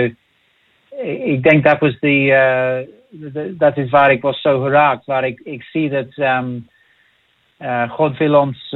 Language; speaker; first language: Dutch; non-native, fluent; English